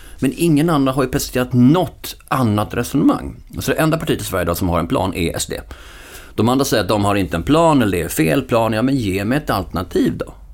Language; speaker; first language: Swedish; native; Swedish